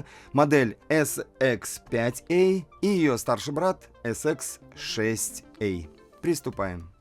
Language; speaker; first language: Russian; native; Russian